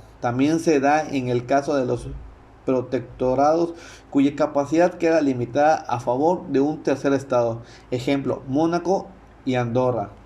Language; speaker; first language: Spanish; native; Spanish